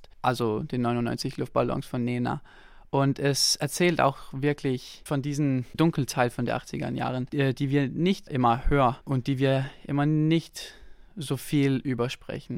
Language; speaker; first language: German; non-native, local second language; Danish